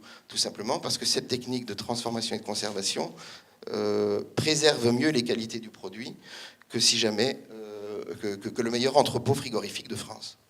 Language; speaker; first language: French; native; French